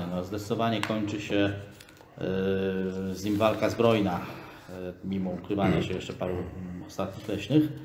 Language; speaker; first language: Polish; native; Polish